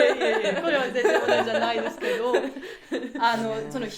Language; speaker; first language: Japanese; non-native, learner; German